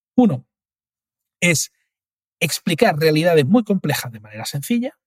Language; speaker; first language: Spanish; native; Spanish